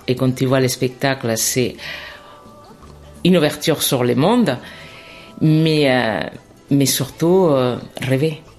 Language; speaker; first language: French; non-native, fluent; Spanish